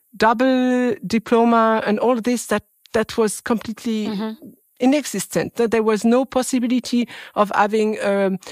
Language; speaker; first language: English; non-native, fluent; French